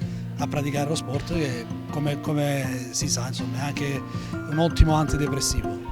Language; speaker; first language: Italian; native; Italian